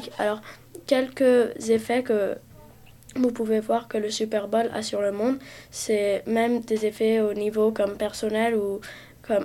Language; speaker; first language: French; early bilingual, heritage; French